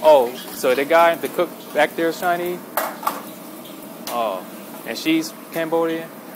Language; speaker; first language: English; native; English